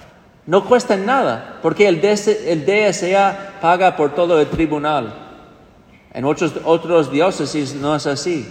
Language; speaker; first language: Spanish; non-native, fluent; English